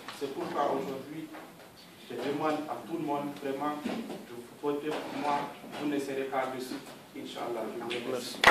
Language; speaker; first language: French; non-native, local second language; Fula